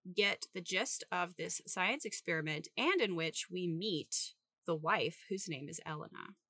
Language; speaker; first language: English; native; English